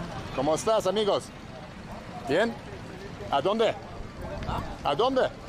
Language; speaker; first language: Spanish; non-native, learner; English